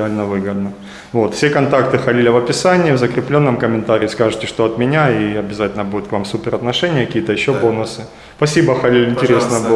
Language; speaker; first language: Russian; native; Russian